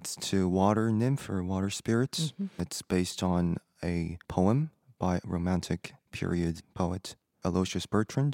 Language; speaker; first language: English; non-native, fluent; Korean